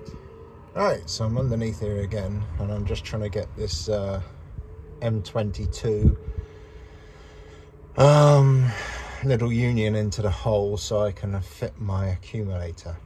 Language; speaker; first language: English; native; English